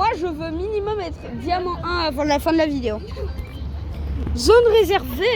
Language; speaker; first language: French; native; French